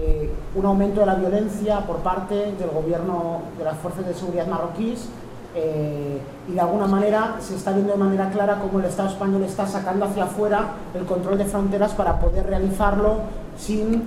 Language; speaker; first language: Spanish; native; Spanish